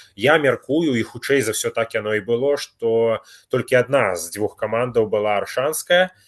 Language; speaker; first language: Belarusian; native; Belarusian